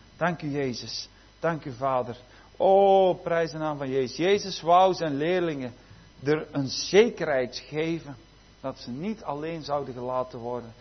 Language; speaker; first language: Dutch; native; Dutch